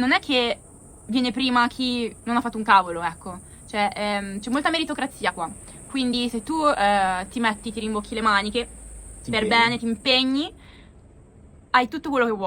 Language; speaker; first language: Italian; native; Italian